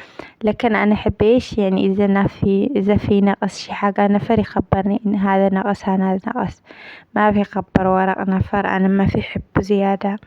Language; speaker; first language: Arabic; non-native, learner; Amharic